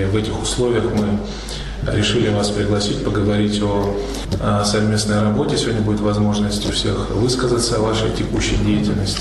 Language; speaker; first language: Russian; native; Russian